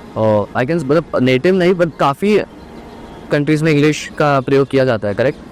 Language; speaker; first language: Hindi; native; Hindi